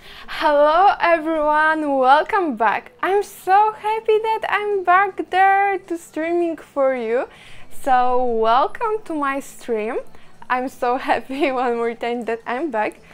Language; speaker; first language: English; non-native, fluent; Polish